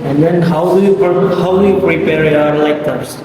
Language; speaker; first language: English; non-native, learner; Indonesian